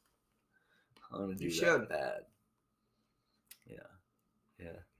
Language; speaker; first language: English; native; English